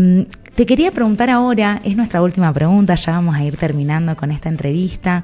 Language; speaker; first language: Spanish; native; Spanish